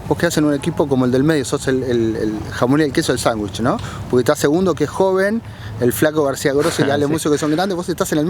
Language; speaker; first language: Spanish; native; Spanish